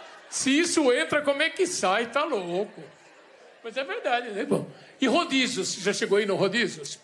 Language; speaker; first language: Portuguese; native; Portuguese